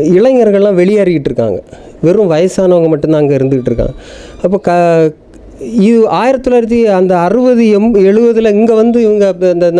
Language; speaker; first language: Tamil; native; Tamil